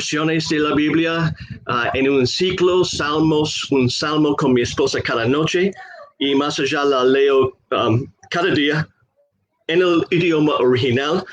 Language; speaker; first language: Spanish; non-native, fluent; English